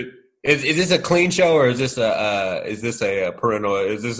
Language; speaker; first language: English; native; English